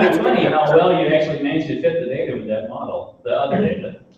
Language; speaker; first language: English; native; English